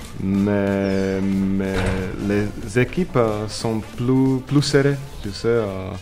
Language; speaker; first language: French; non-native, learner; Slovak